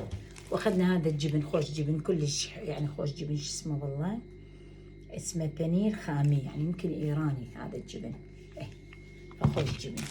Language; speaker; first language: Arabic; native; Arabic